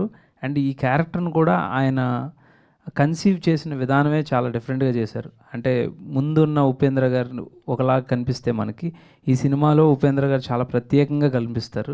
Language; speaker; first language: Telugu; native; Telugu